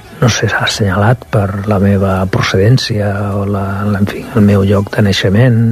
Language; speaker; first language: Catalan; non-native, local second language; Spanish